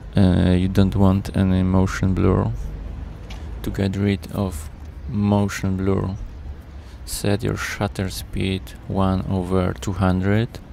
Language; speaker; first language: English; non-native, fluent; Polish